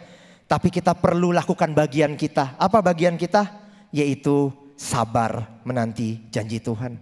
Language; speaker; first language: Indonesian; native; Indonesian